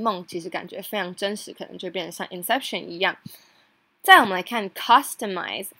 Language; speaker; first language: Chinese; native; Chinese